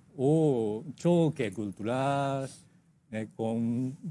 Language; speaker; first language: Spanish; non-native, fluent; Japanese